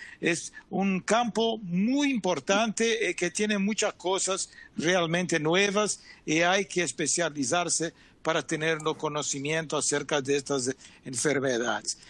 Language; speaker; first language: Spanish; non-native, fluent; Portuguese